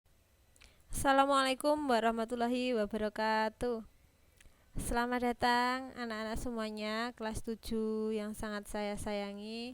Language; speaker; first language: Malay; non-native, local second language; Javanese